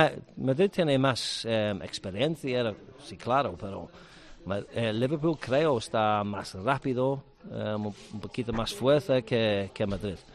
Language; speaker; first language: Spanish; non-native, learner; English